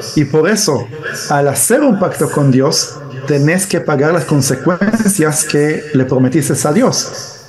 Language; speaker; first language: Spanish; early bilingual, heritage; Spanish